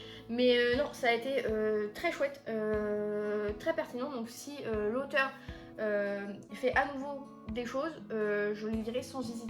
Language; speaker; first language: French; native; French